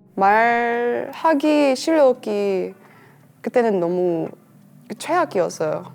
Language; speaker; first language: Korean; non-native, fluent; English